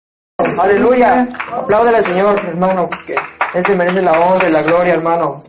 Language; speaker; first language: Spanish; native; Spanish